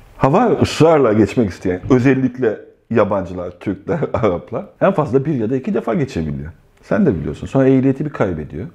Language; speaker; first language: Turkish; native; Turkish